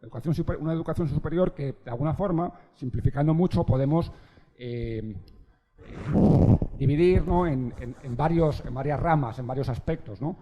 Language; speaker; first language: Spanish; native; Spanish